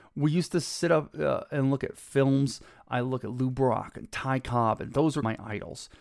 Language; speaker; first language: English; native; English